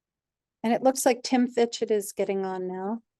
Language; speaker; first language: English; native; English